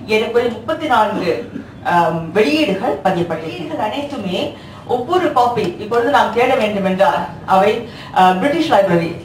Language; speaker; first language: Tamil; early bilingual, heritage; Tamil